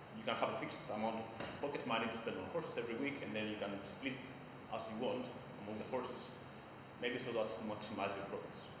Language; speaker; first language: English; non-native, fluent; Greek